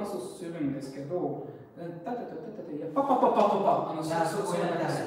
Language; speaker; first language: Japanese; non-native, learner; Hungarian